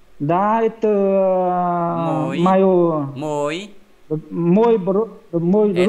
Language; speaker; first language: Russian; non-native, learner; Vietnamese